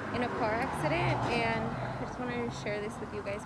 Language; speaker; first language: English; early bilingual, other home language; Spanish